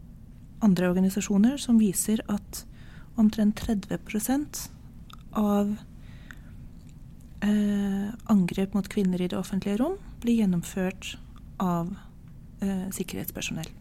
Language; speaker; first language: Norwegian; non-native, fluent; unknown